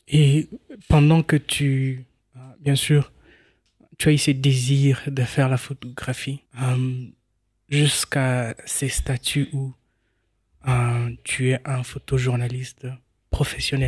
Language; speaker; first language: French; non-native, local second language; Swahili